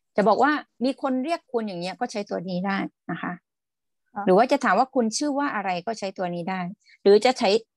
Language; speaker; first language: Thai; native; Thai